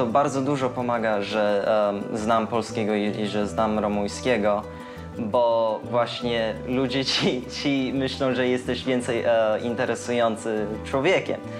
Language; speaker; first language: Polish; early bilingual, heritage; Polish